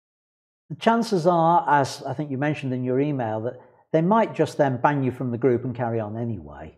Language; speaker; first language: English; native; English